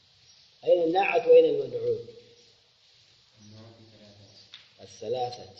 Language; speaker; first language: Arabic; non-native, fluent; Swahili